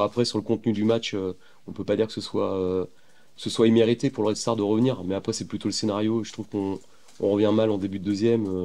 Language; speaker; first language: French; native; French